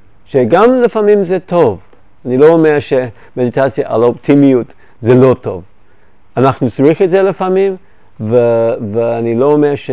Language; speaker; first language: Hebrew; non-native, fluent; English